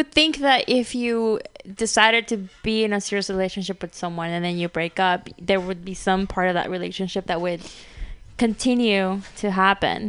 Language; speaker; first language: English; non-native, fluent; Spanish